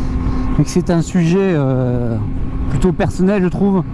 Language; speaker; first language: French; native; French